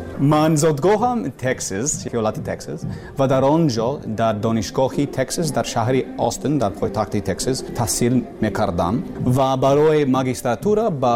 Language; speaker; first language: Persian; non-native, learner; English